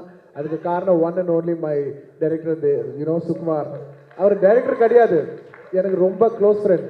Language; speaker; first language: Tamil; non-native, local second language; Telugu